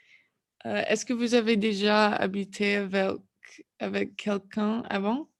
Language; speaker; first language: French; non-native, learner; English